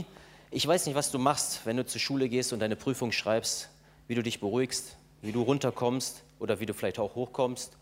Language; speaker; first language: German; native; German